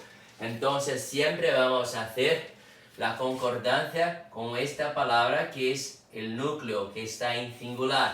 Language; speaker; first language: Spanish; non-native, fluent; Portuguese